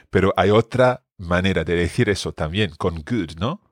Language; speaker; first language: Spanish; non-native, fluent; English